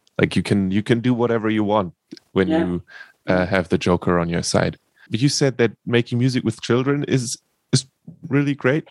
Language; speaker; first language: English; non-native, fluent; German